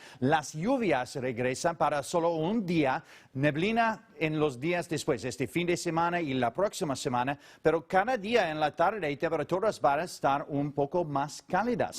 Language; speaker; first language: Spanish; non-native, learner; English